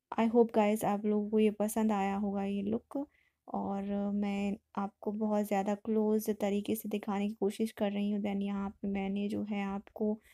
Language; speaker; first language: Hindi; native; Hindi